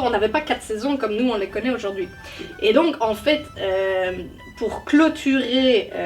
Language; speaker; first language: French; native; French